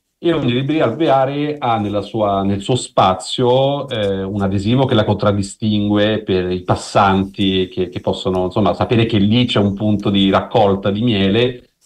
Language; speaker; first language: Italian; native; Italian